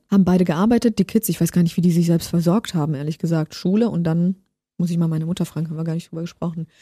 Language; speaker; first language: German; early bilingual, other home language; Polish